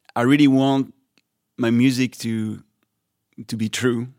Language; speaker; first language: English; non-native, fluent; French